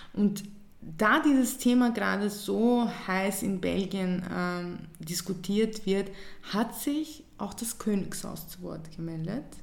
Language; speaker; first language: German; early bilingual, other home language; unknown